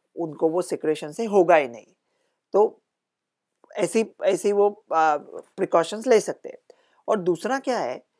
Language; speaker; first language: Hindi; non-native, local second language; Marathi